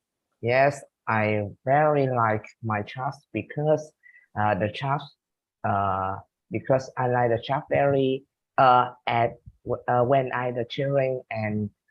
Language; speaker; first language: English; non-native, learner; Vietnamese